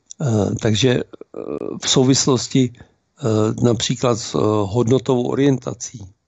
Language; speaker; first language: Czech; native; Czech